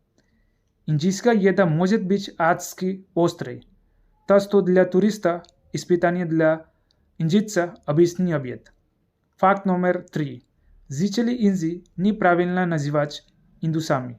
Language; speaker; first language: Russian; non-native, learner; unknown